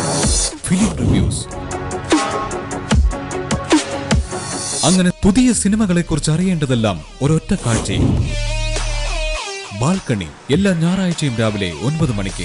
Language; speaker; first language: Malayalam; non-native, fluent; French